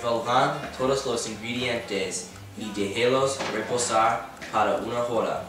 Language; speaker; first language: Spanish; non-native, learner; English